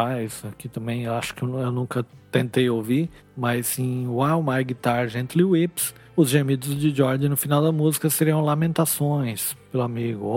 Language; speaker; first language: Portuguese; native; Portuguese